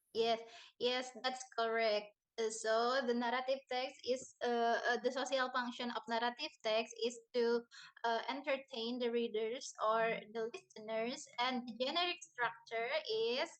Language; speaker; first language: English; non-native, learner; Indonesian